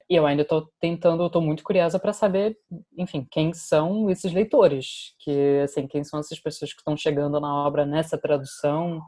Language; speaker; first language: Portuguese; non-native, fluent; English